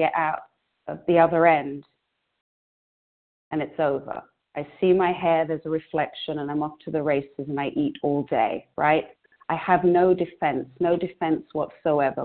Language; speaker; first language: English; native; English